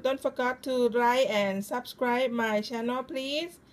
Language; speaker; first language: English; non-native, learner; Thai